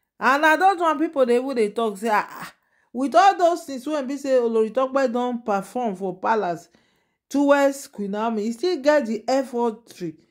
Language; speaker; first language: Nigerian Pidgin; non-native, local second language; Yoruba